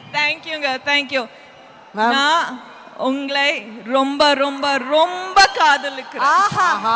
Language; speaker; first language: Tamil; non-native, fluent; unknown